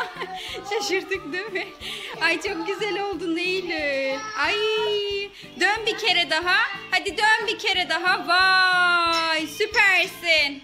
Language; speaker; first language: Turkish; native; Turkish